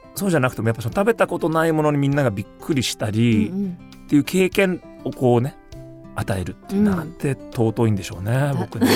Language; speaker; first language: Japanese; native; Japanese